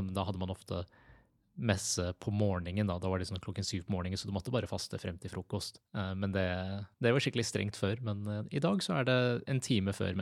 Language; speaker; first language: Norwegian; native; Norwegian